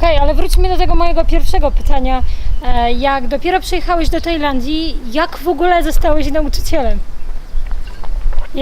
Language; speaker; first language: Polish; native; Polish